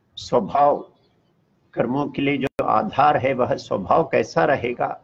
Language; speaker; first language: Hindi; non-native, local second language; Tamil